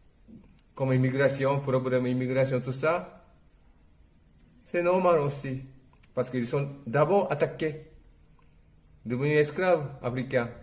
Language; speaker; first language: French; non-native, learner; Japanese